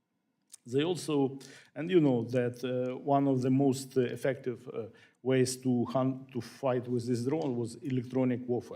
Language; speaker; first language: English; non-native, fluent; Ukrainian